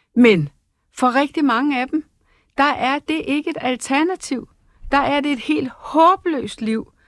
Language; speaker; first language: Danish; native; Danish